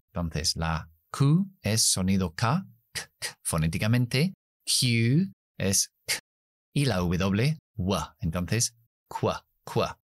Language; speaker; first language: Spanish; non-native, fluent; English